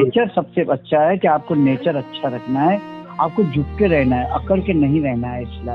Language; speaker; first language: Hindi; native; Hindi